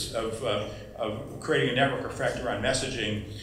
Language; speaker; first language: English; native; English